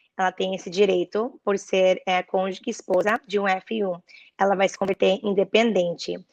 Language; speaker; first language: Portuguese; early bilingual, heritage; Portuguese